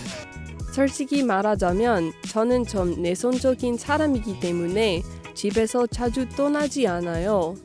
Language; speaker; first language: Korean; non-native, fluent; English